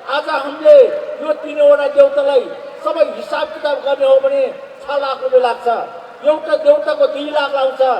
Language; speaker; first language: Nepali; non-native, local second language; Eastern Tamang